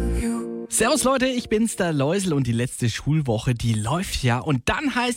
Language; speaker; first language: German; native; German